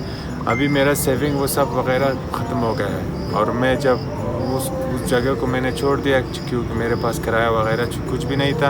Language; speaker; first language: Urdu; non-native, learner; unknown